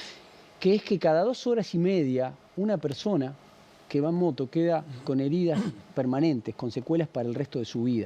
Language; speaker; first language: Spanish; native; Spanish